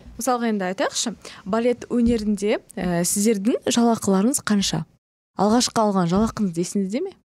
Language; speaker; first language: Kazakh; native; Kazakh